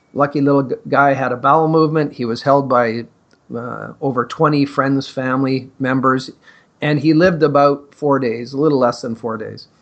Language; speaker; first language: English; native; English